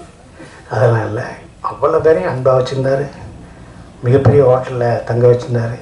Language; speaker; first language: Tamil; native; Tamil